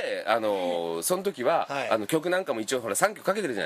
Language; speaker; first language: Japanese; native; Japanese